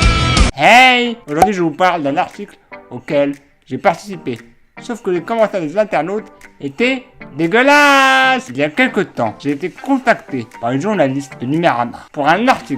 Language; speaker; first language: French; native; French